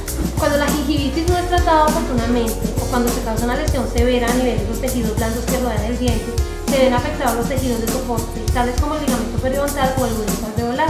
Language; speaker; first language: Spanish; native; Spanish